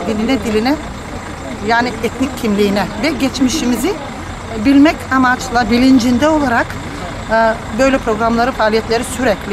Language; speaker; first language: Turkish; early bilingual, heritage; Turkish